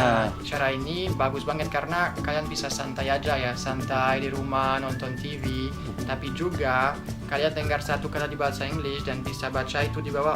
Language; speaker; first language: Indonesian; non-native, fluent; French